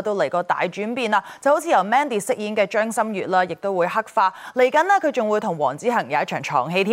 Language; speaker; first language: Chinese; native; Chinese